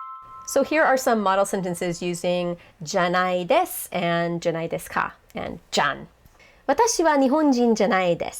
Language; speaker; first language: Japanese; non-native, fluent; English